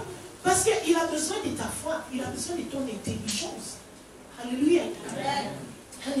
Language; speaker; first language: French; non-native, fluent; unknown